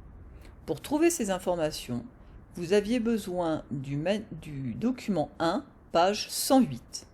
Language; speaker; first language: French; native; French